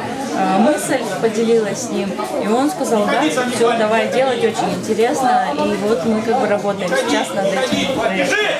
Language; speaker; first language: Russian; native; Russian